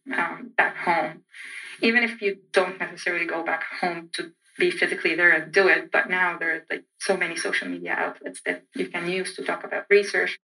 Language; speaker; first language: English; non-native, fluent; Arabic